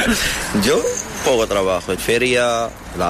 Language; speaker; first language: Spanish; non-native, learner; Arabic